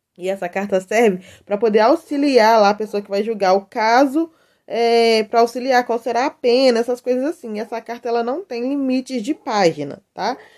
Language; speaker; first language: Portuguese; native; Portuguese